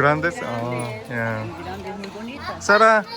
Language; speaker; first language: Spanish; non-native, learner; Korean